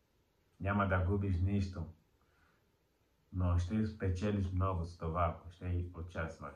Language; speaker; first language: Bulgarian; non-native, learner; Portuguese